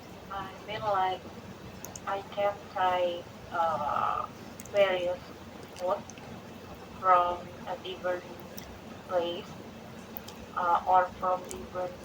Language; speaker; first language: English; non-native, learner; Indonesian